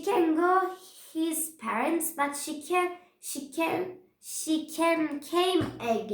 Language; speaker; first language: English; non-native, learner; Turkish